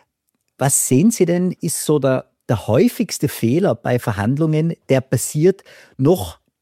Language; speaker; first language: German; native; German